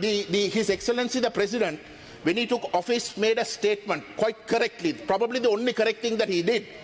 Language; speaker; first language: English; non-native, local second language; Tamil